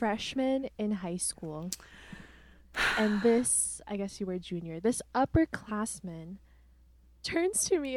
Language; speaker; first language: English; non-native, local second language; Cebuano